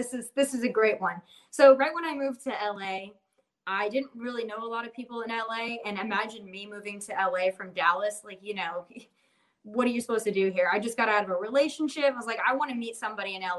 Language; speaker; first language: English; native; English